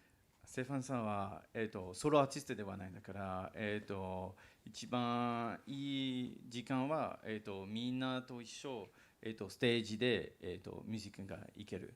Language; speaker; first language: Japanese; non-native, learner; English